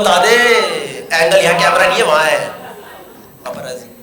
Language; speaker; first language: Hindi; native; Hindi